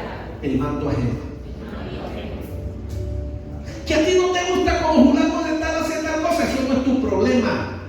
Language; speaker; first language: Spanish; native; Spanish